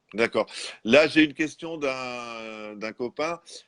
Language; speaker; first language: French; native; French